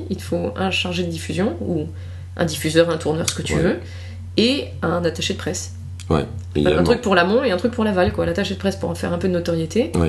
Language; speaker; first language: French; native; French